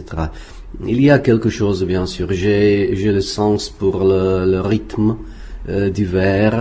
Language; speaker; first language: French; non-native, fluent; Czech